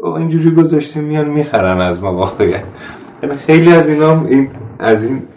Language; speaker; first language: Persian; non-native, local second language; Armenian